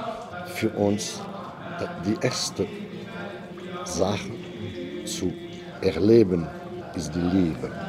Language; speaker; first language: German; non-native, fluent; Arabic